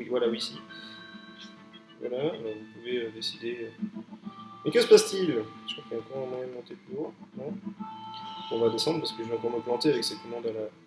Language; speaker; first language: French; native; French